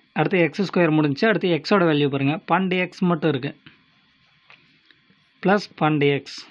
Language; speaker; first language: Tamil; native; Tamil